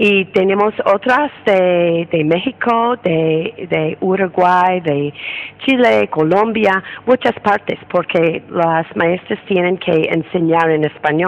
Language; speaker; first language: Spanish; non-native, fluent; English